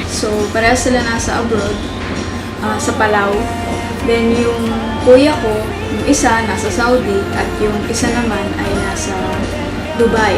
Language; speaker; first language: Filipino; native; Filipino